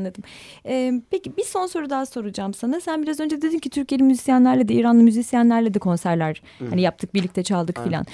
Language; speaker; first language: Turkish; native; Turkish